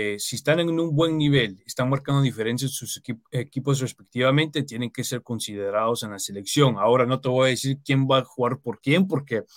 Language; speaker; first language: Spanish; early bilingual, heritage; Spanish